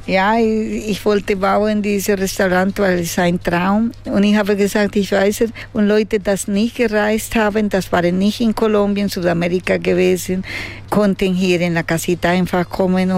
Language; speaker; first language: German; non-native, learner; Spanish